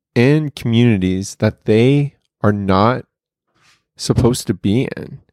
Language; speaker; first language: English; native; English